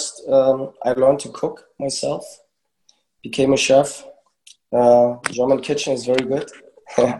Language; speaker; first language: English; early bilingual, other home language; German